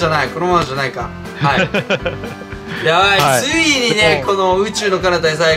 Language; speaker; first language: Japanese; native; Japanese